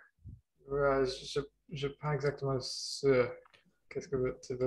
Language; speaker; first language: French; non-native, learner; German